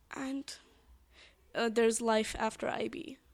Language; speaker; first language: English; non-native, fluent; Persian